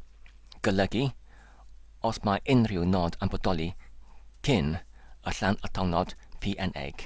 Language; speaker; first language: Welsh; non-native, learner; English